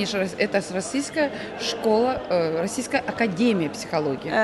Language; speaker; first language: Polish; non-native, learner; Russian